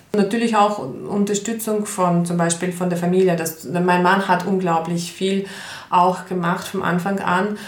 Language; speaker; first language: German; non-native, fluent; Ukrainian